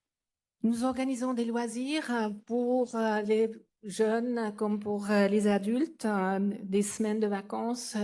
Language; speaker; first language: French; non-native, fluent; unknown